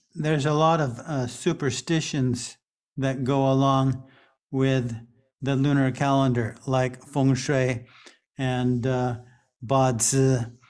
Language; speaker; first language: English; native; English